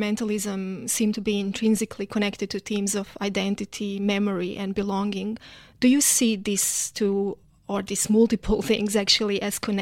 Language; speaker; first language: English; non-native, fluent; Croatian